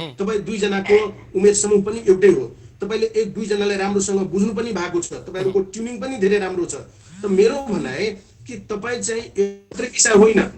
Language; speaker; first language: Nepali; non-native, local second language; Maithili